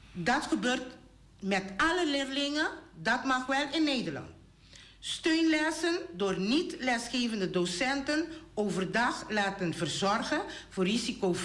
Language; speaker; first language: Dutch; non-native, local second language; Papiamento